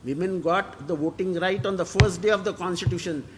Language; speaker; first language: English; non-native, local second language; Marathi